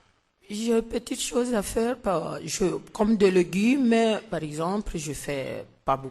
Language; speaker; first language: French; non-native, learner; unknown